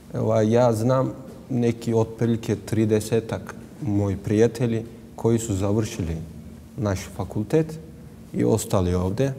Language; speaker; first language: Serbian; non-native, learner; Turkish